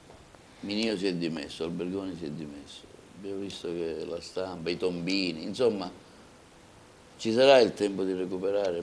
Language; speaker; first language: Italian; native; Italian